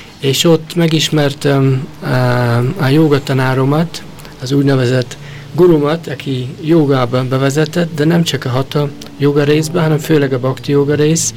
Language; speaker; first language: Hungarian; early bilingual, heritage; Hungarian